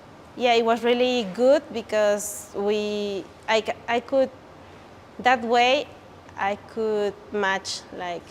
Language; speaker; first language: English; non-native, learner; Spanish